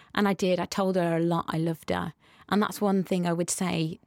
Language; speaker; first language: English; native; English